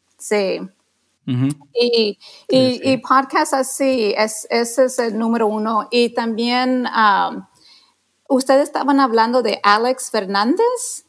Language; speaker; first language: Spanish; non-native, fluent; English